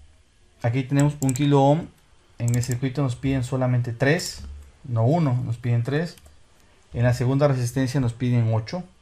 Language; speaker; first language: Spanish; native; Spanish